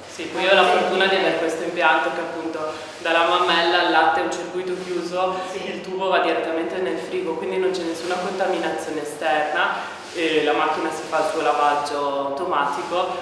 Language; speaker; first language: Italian; native; Italian